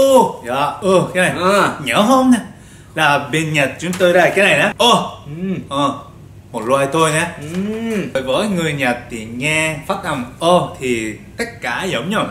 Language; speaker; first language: Vietnamese; non-native, learner; Japanese